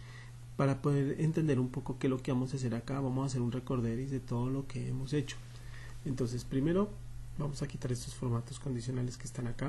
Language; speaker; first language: Spanish; native; Spanish